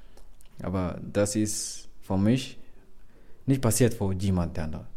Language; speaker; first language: German; non-native, learner; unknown